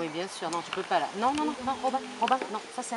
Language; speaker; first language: French; native; French